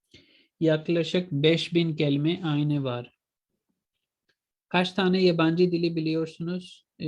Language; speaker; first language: Turkish; non-native, fluent; Urdu